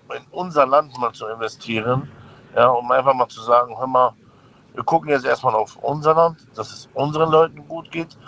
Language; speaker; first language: German; native; German